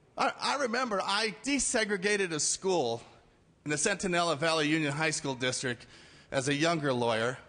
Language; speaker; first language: English; native; English